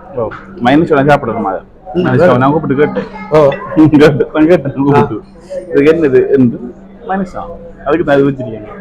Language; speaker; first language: Tamil; native; Tamil